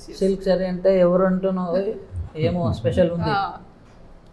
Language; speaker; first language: Telugu; non-native, local second language; Kannada